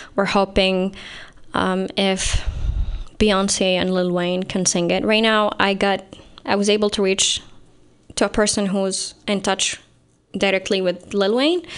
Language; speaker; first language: English; non-native, fluent; Arabic